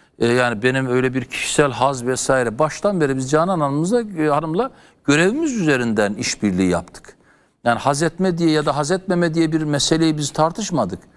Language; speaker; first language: Turkish; native; Turkish